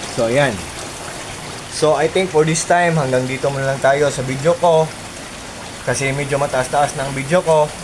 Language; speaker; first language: Filipino; non-native, local second language; Cebuano